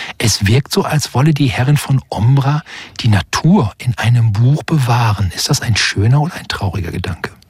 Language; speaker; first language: German; native; German